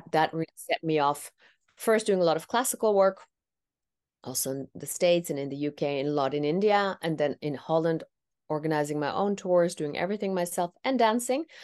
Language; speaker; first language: English; non-native, fluent; Tamil